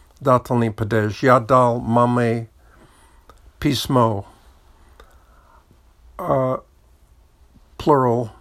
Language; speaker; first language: Russian; non-native, learner; English